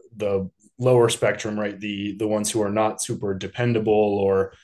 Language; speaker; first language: English; native; English